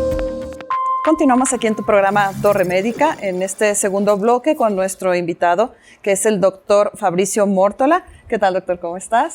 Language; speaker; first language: Spanish; native; Spanish